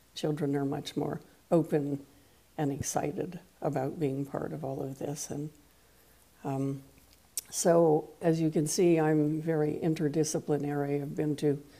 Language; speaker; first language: English; non-native, fluent; French